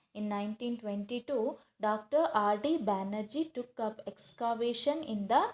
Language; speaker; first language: English; non-native, local second language; Kannada